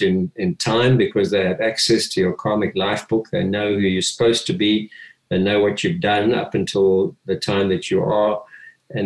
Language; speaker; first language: English; native; English